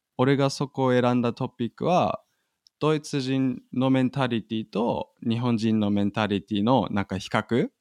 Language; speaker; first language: Japanese; non-native, fluent; German